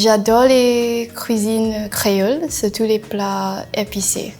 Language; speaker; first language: French; non-native, learner; English